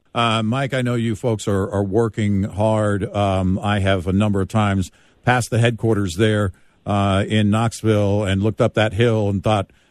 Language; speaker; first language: English; native; English